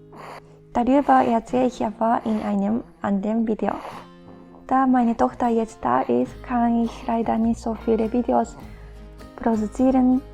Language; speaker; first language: German; non-native, fluent; Japanese